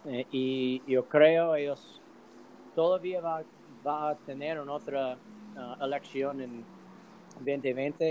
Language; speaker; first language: Spanish; non-native, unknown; English